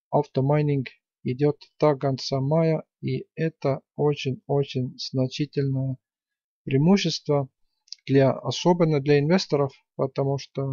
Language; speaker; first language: Russian; non-native, fluent; Estonian